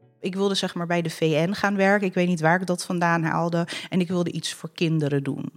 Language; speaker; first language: Dutch; early bilingual, other home language; Arabic